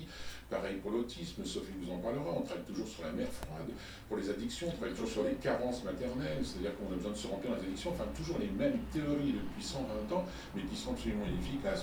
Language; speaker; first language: French; native; French